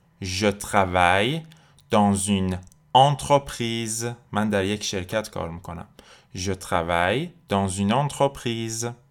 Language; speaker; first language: French; non-native, fluent; Persian